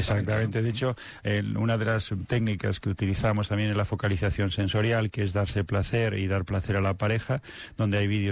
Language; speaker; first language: Spanish; native; Spanish